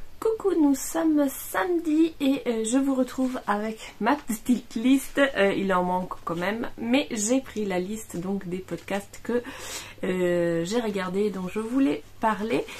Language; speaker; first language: French; non-native, fluent; Italian